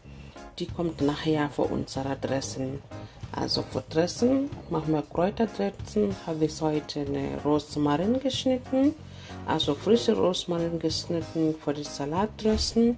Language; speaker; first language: German; non-native, learner; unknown